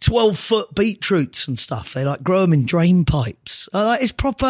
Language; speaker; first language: English; native; English